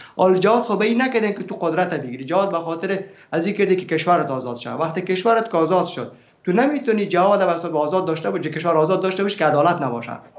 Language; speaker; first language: Persian; native; Persian